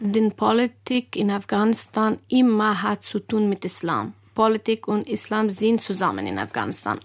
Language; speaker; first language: German; non-native, fluent; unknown